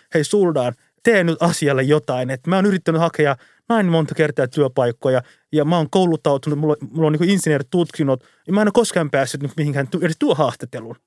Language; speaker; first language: Finnish; early bilingual, other home language; Somali